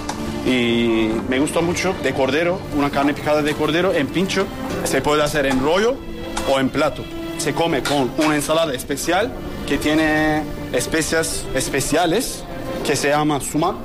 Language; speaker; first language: Spanish; non-native, learner; Turkish